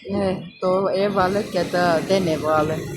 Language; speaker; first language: Greek; non-native, learner; Armenian